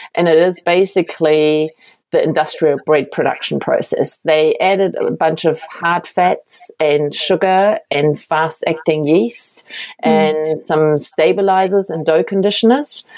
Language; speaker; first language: English; non-native, fluent; German